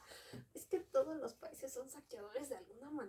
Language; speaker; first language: Spanish; native; Spanish